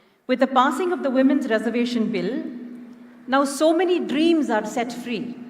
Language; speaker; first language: English; non-native, local second language; Malayalam